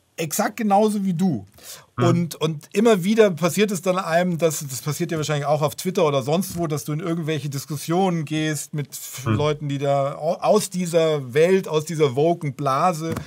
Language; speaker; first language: German; native; German